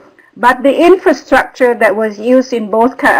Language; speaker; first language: English; non-native, fluent; Vietnamese